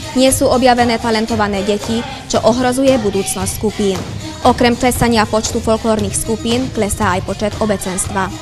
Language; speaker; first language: Slovak; non-native, local second language; Hungarian